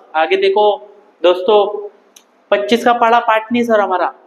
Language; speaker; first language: Hindi; non-native, local second language; Marathi